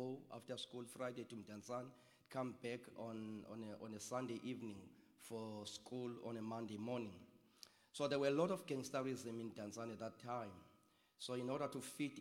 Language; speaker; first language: English; non-native, local second language; Xhosa